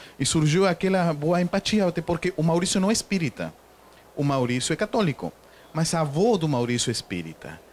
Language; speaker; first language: Portuguese; non-native, fluent; Spanish